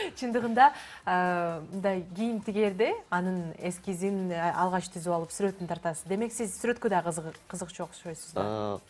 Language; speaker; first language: Kyrgyz; native; Kyrgyz